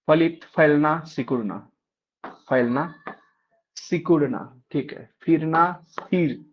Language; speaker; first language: Hindi; non-native, local second language; Marathi